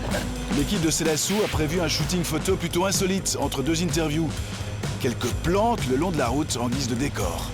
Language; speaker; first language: French; native; French